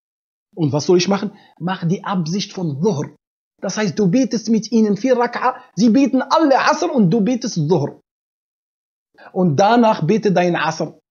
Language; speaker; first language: German; non-native, fluent; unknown